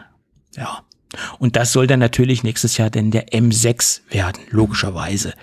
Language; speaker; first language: German; native; German